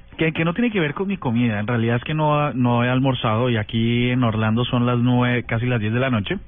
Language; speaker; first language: Spanish; native; Spanish